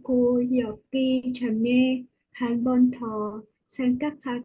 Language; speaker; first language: Korean; non-native, learner; Vietnamese